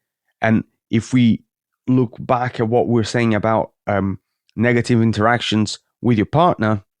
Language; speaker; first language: English; native; English